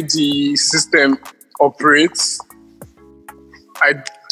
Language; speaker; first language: English; non-native, local second language; Yoruba